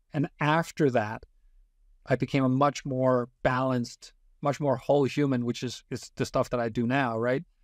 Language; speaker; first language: English; non-native, fluent; Danish